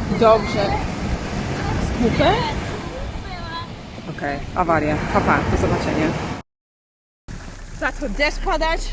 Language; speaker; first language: Polish; non-native, learner; English